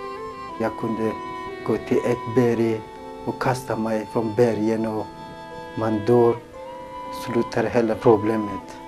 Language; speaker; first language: Swedish; non-native, learner; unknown